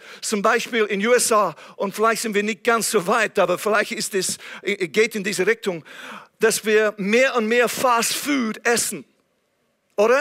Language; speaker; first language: German; non-native, fluent; English